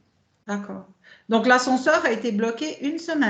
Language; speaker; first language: French; native; French